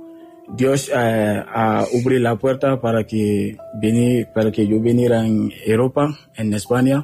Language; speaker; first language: Spanish; non-native, learner; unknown